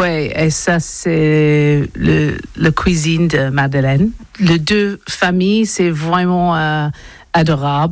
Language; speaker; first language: French; non-native, learner; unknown